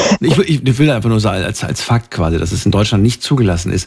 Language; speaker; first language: German; native; German